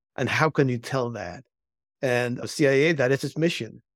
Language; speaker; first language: English; early bilingual, other home language; Spanish